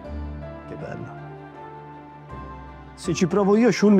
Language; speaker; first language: Italian; native; Italian